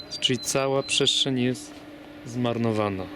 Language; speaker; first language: Polish; native; Polish